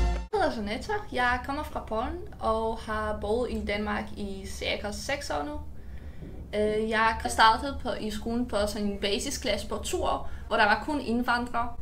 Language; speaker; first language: Danish; early bilingual, other home language; Polish